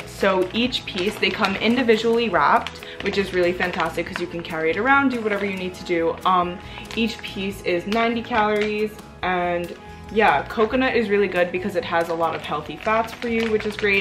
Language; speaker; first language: English; native; English